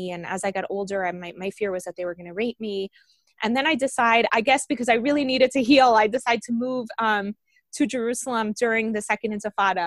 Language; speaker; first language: English; early bilingual, other home language; Spanish